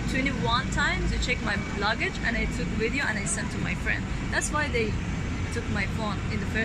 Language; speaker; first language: English; non-native, learner; Persian